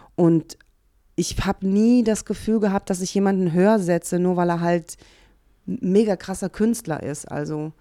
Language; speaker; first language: German; early bilingual, other home language; Hungarian